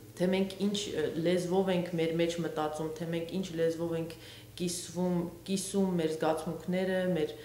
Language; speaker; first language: Armenian; early bilingual, heritage; Armenian